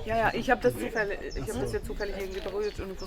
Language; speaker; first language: German; native; German